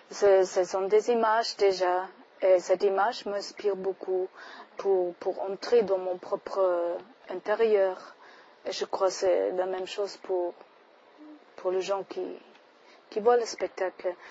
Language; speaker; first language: French; non-native, fluent; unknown